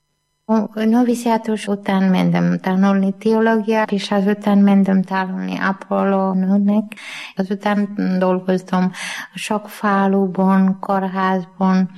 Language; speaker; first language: Hungarian; non-native, learner; Malayalam